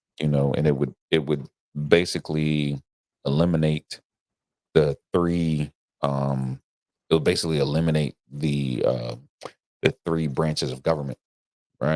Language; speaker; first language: English; native; English